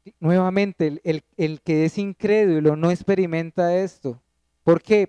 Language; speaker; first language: Spanish; native; Spanish